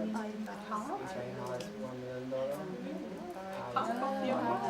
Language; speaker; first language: English; non-native, learner; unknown